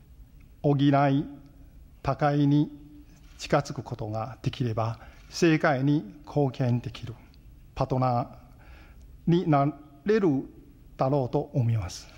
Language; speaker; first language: Japanese; non-native, fluent; Chinese